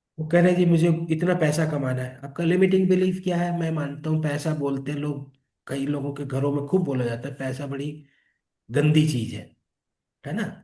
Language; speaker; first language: Hindi; native; Hindi